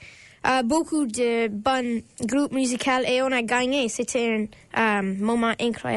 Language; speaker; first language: French; non-native, learner; English